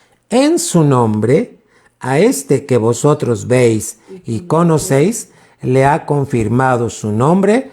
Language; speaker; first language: Spanish; native; Spanish